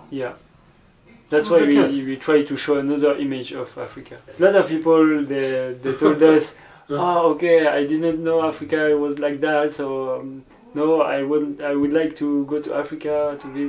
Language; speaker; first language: English; non-native, learner; French